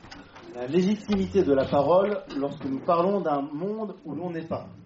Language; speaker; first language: French; native; French